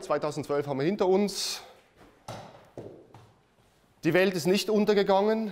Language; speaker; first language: German; native; German